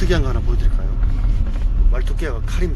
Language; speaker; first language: Korean; native; Korean